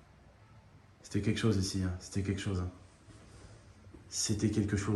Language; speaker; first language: French; native; French